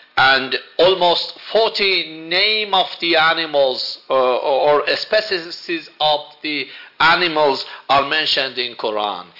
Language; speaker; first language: English; non-native, fluent; Persian